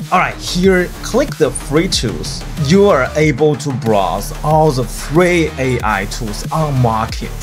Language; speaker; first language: English; non-native, fluent; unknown